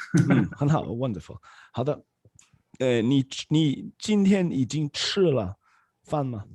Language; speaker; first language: Chinese; non-native, fluent; Swedish